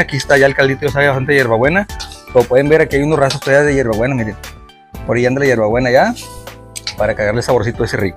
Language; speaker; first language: Spanish; native; Spanish